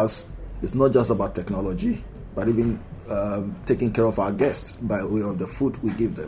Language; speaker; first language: English; non-native, local second language; Akan